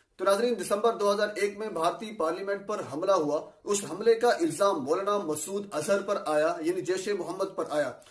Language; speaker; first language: Urdu; non-native, local second language; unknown